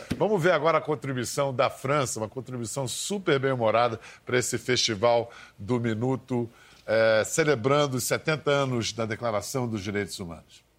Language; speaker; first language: Portuguese; native; Portuguese